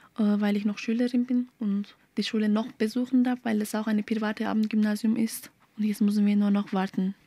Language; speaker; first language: German; early bilingual, other home language; Turkish